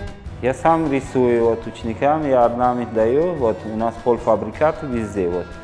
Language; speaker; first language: Russian; non-native, learner; Uzbek